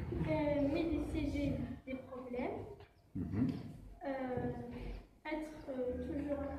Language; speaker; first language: French; non-native, learner; Kabyle